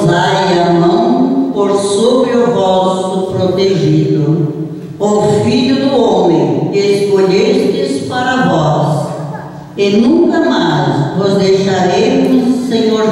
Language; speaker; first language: Portuguese; native; Portuguese